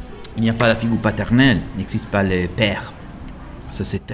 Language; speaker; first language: French; non-native, learner; Italian